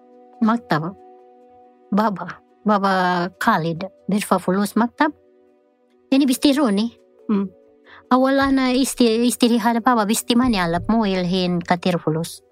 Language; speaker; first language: Arabic; non-native, learner; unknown